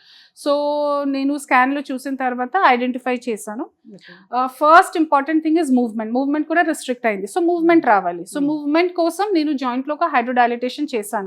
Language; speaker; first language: Telugu; non-native, fluent; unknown